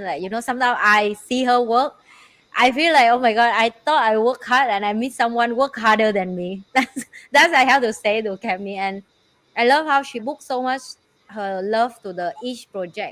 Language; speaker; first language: English; non-native, fluent; Vietnamese